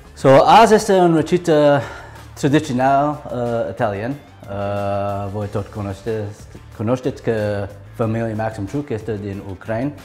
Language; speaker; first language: Romanian; non-native, learner; English